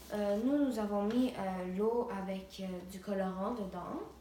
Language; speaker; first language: French; non-native, local second language; English